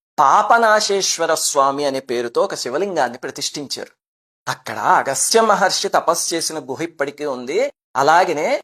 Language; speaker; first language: Telugu; native; Telugu